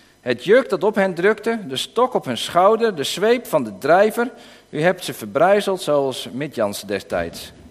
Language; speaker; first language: Dutch; native; Dutch